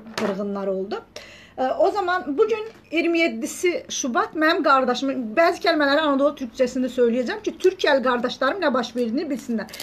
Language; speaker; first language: Azerbaijani; native; Azerbaijani